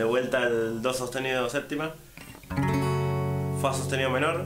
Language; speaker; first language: Spanish; native; Spanish